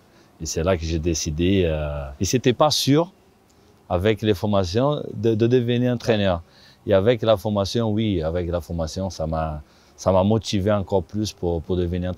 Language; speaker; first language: French; non-native, fluent; Portuguese